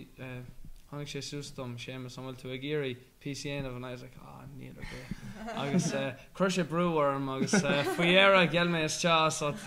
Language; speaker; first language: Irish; non-native, local second language; English